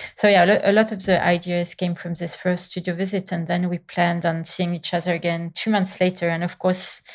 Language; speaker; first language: English; non-native, fluent; French